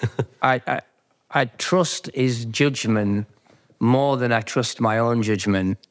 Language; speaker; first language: English; native; English